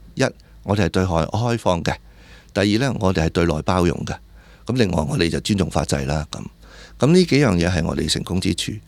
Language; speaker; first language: Cantonese; native; Cantonese